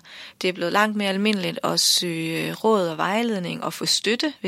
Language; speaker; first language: Danish; native; Danish